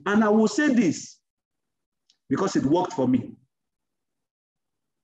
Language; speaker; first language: English; non-native, local second language; Yoruba